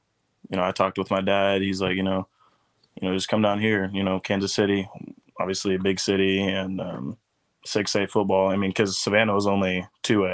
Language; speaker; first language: English; native; English